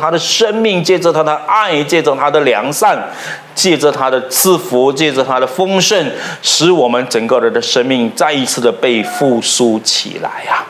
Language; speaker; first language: Chinese; native; Chinese